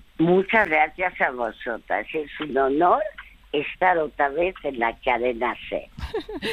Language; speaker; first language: Spanish; early bilingual, other home language; French